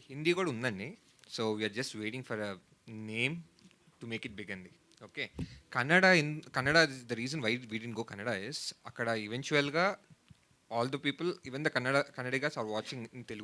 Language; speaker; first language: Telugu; native; Telugu